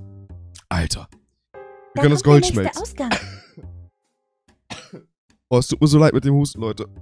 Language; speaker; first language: German; native; German